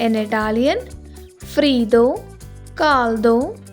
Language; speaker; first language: Italian; non-native, learner; Hindi